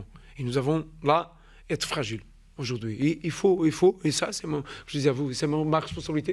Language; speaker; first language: French; non-native, fluent; Portuguese